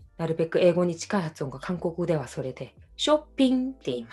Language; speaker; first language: Japanese; non-native, fluent; Korean